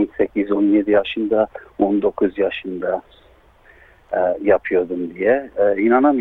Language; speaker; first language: Turkish; early bilingual, heritage; Turkish